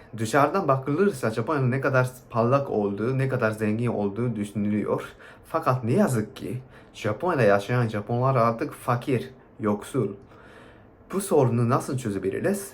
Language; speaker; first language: Turkish; non-native, fluent; Japanese